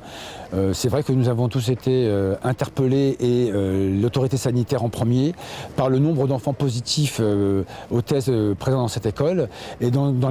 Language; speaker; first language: French; native; French